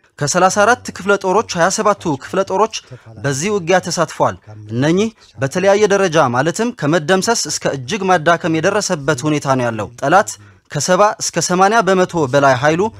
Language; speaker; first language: Amharic; non-native, local second language; Tigrinya